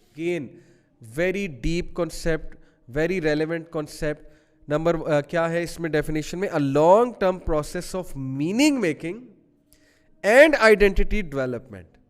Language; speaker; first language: Urdu; native; Urdu